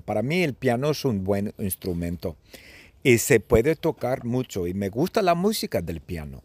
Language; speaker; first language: Spanish; non-native, fluent; English